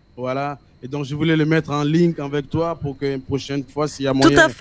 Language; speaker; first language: French; non-native, local second language; Mossi